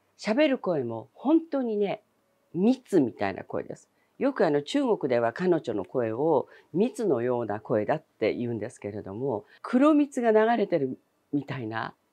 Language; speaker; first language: Japanese; early bilingual, other home language; Chinese